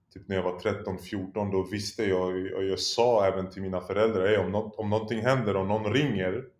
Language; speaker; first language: Swedish; early bilingual, other home language; Polish